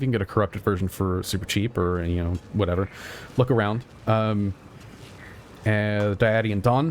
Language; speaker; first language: English; native; English